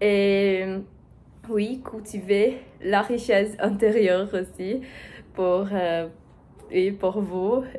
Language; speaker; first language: French; non-native, learner; Portuguese